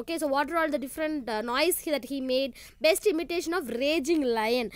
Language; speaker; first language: English; non-native, local second language; Tamil